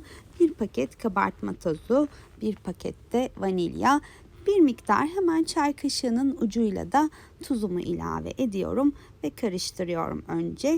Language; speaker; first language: Turkish; native; Turkish